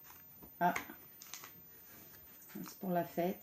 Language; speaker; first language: French; native; French